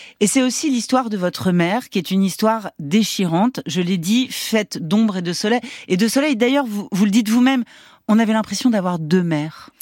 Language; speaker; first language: French; native; French